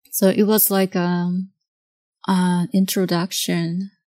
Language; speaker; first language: English; non-native, fluent; Japanese